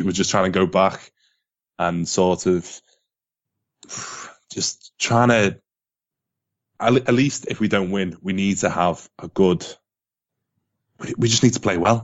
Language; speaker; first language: English; native; English